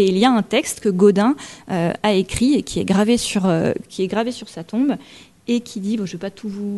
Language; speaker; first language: French; native; French